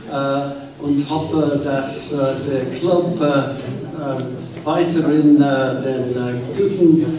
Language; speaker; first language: German; non-native, learner; English